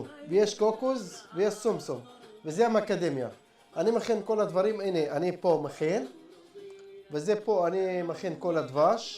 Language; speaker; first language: Hebrew; non-native, local second language; Arabic